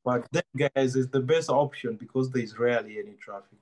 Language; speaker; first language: English; non-native, local second language; Ganda